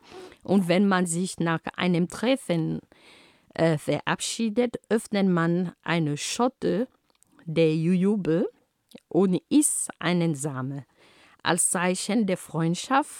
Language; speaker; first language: German; non-native, fluent; Ghomala